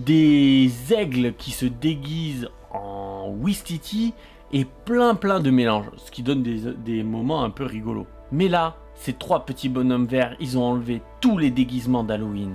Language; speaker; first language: French; native; French